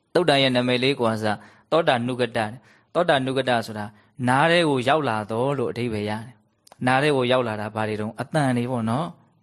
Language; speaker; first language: Burmese; native; Burmese